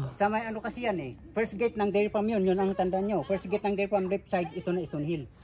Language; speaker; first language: Filipino; non-native, local second language; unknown